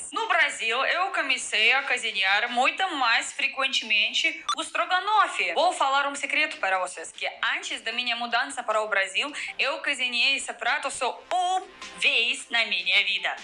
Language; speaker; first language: Portuguese; non-native, fluent; Russian